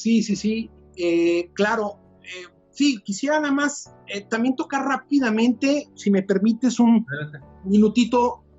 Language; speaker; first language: Spanish; native; Spanish